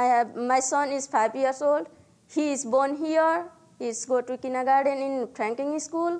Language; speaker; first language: English; non-native, learner; Nepali